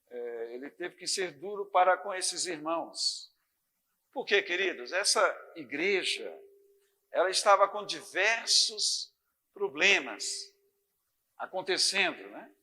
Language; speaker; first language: Portuguese; native; Portuguese